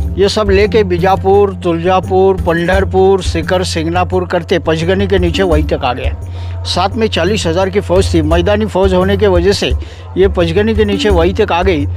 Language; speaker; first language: Hindi; non-native, local second language; Marathi